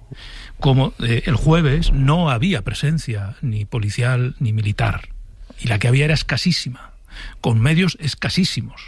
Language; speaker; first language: Spanish; native; Spanish